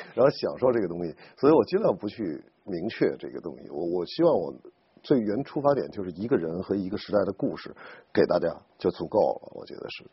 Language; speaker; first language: Chinese; native; Chinese